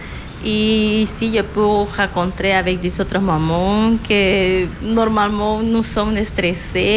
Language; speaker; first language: French; non-native, learner; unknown